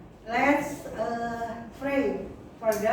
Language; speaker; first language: English; non-native, fluent; Indonesian